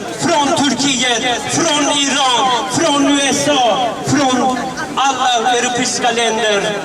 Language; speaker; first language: Swedish; non-native, fluent; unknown